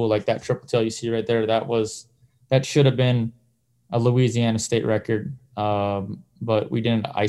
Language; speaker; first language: English; native; English